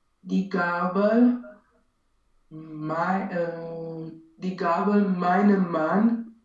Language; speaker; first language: German; non-native, learner; Romanian